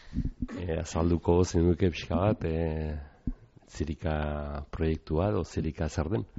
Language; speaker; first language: Basque; native; Basque